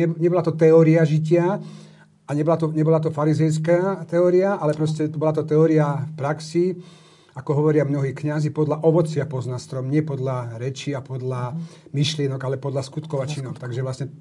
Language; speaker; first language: Slovak; native; Slovak